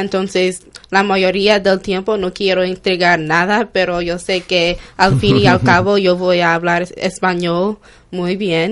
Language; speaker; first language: Spanish; non-native, fluent; English